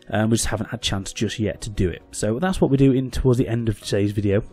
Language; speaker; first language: English; native; English